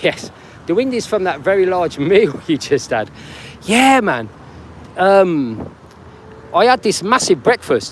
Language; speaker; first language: English; native; English